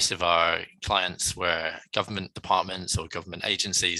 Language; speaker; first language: English; native; English